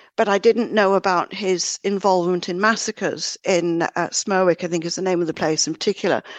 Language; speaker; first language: English; native; English